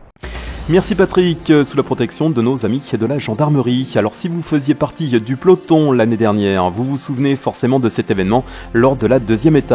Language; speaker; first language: French; native; French